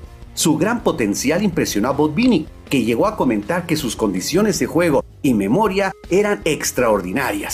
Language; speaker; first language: Spanish; native; Spanish